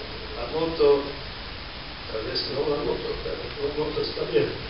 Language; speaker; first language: Spanish; non-native, learner; English